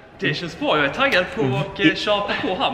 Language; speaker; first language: Swedish; native; Swedish